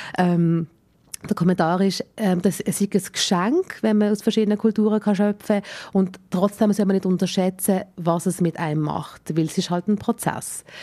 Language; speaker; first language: German; early bilingual, other home language; Malayalam